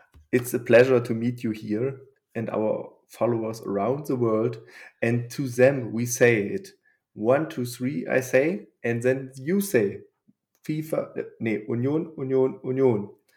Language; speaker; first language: English; non-native, learner; German